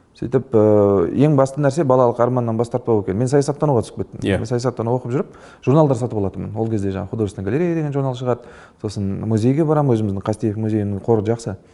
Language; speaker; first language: Kazakh; native; Kazakh